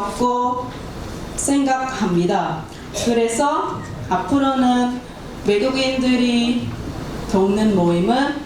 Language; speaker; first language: Korean; non-native, learner; Khmer